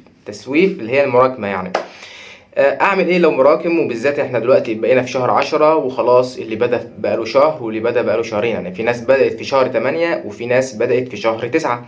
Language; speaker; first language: Arabic; native; Arabic